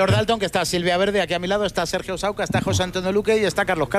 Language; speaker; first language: Spanish; native; Spanish